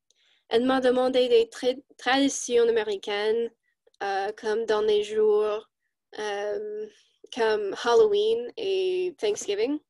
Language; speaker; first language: French; non-native, learner; English